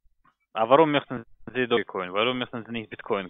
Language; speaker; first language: German; non-native, learner; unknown